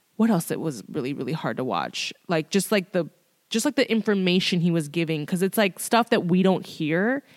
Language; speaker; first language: English; early bilingual, other home language; Thai